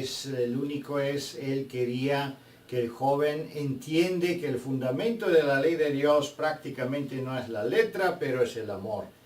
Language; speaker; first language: Spanish; non-native, fluent; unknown